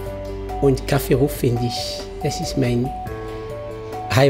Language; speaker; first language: German; non-native, fluent; Arabic